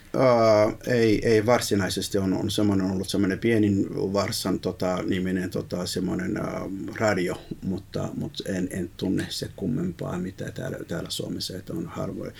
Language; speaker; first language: Finnish; early bilingual, other home language; Somali